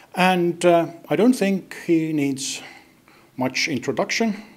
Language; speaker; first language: English; non-native, fluent; Estonian